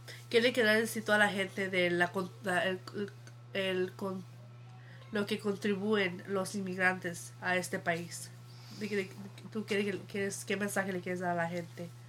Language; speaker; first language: Spanish; early bilingual, heritage; Spanish